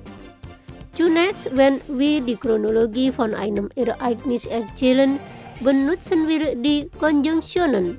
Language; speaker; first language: German; non-native, fluent; Indonesian